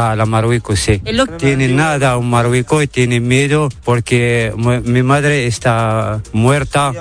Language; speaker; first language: Spanish; non-native, learner; Arabic